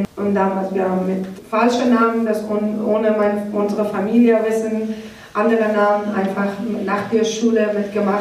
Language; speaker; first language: German; non-native, learner; Persian